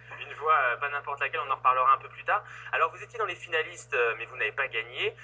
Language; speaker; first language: French; native; French